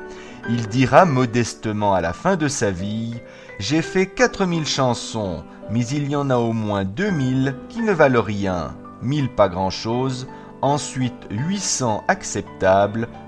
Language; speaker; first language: French; native; French